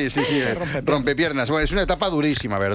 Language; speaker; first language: Spanish; native; Spanish